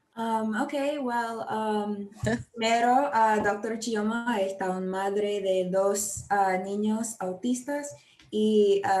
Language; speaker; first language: Spanish; non-native, learner; English